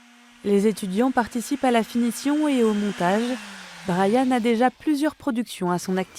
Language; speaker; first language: French; native; French